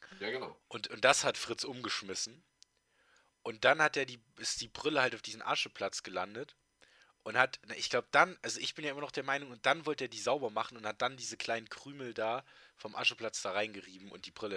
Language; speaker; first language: German; native; German